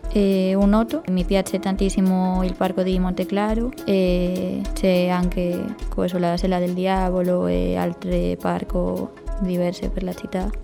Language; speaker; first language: Italian; non-native, fluent; Spanish